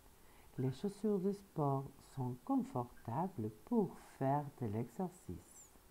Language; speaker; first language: French; non-native, fluent; Spanish